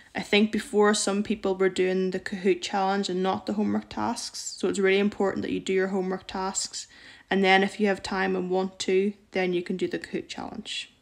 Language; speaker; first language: English; native; English